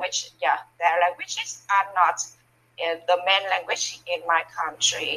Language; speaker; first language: English; non-native, learner; Vietnamese